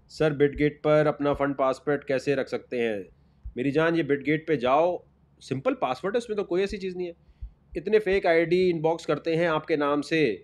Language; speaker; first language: Urdu; native; Urdu